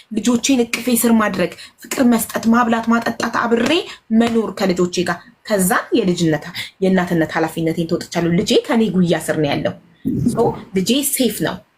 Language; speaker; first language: Amharic; native; Amharic